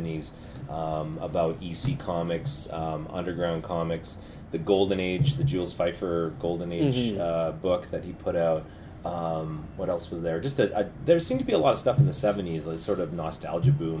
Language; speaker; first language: English; native; English